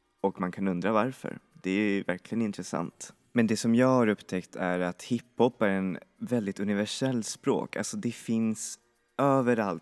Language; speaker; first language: Swedish; native; Swedish